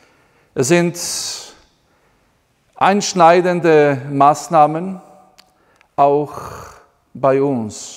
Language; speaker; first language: German; non-native, fluent; Polish